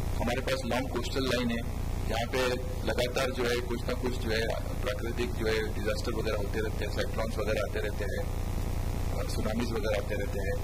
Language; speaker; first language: Hindi; non-native, local second language; Marathi